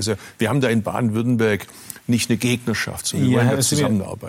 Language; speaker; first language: German; early bilingual, other home language; Turkish